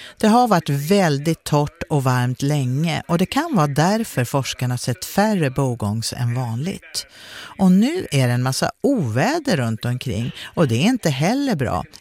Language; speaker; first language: Swedish; native; Swedish